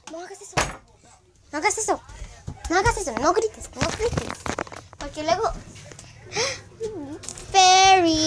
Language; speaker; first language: Spanish; early bilingual, heritage; Spanish